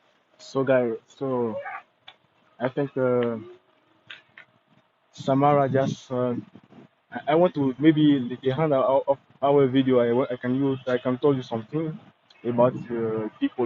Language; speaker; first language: English; non-native, learner; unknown